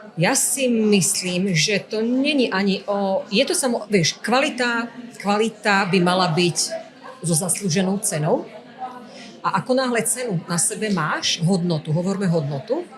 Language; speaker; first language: Slovak; native; Slovak